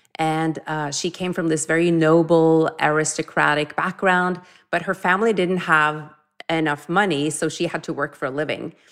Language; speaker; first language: English; non-native, fluent; Norwegian